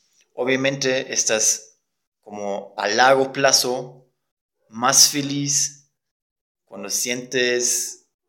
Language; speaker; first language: Spanish; non-native, fluent; German